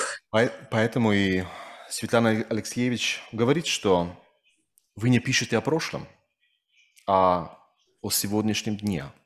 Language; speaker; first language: Russian; non-native, fluent; Slovenian